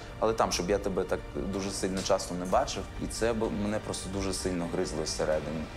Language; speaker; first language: Ukrainian; non-native, local second language; Crimean Tatar